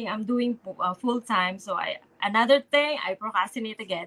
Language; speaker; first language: English; non-native, local second language; Filipino